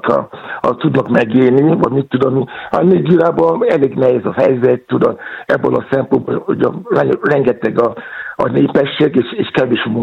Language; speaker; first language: Hungarian; non-native, fluent; Yoruba